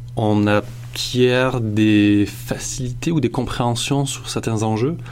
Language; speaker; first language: French; native; French